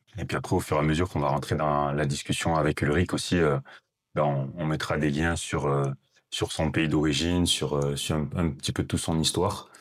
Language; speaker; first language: French; native; French